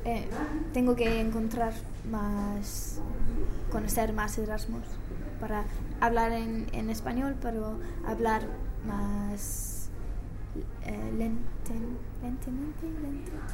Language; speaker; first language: Spanish; non-native, learner; English